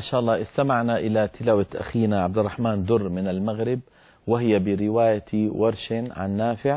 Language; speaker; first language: Arabic; native; Arabic